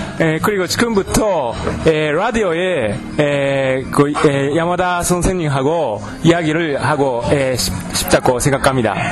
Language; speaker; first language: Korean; non-native, learner; Japanese